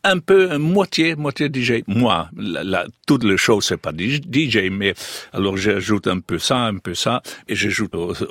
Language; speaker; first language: French; non-native, fluent; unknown